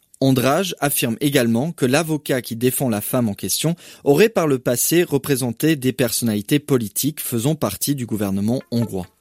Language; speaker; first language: French; native; French